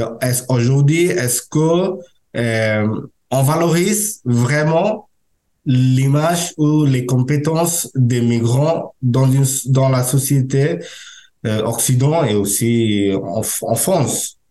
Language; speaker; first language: French; non-native, learner; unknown